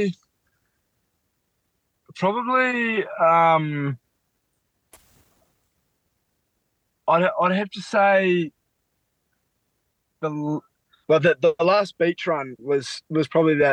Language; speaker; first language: English; native; English